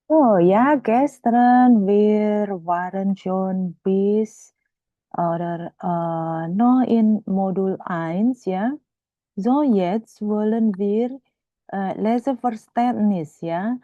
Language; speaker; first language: German; non-native, fluent; Indonesian